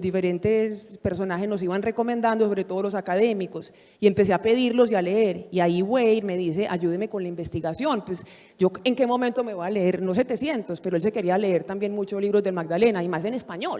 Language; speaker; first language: Spanish; native; Spanish